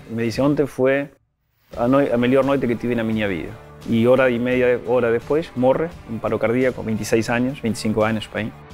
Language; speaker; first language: Portuguese; non-native, fluent; Spanish